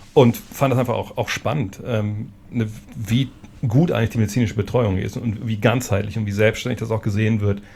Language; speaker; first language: German; native; German